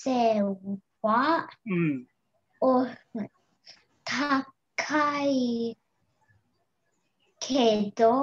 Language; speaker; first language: Japanese; non-native, learner; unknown